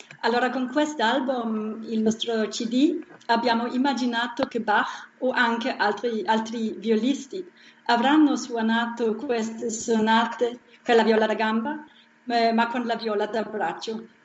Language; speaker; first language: Italian; non-native, fluent; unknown